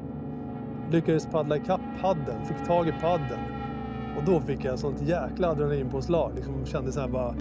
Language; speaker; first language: Swedish; native; Swedish